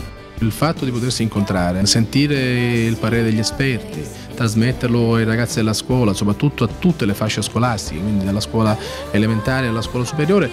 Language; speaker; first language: Italian; native; Italian